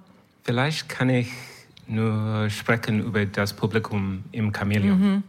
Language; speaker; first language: German; non-native, learner; English